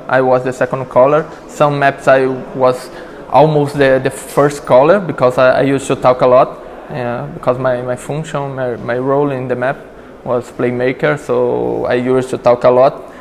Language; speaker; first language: English; non-native, learner; Portuguese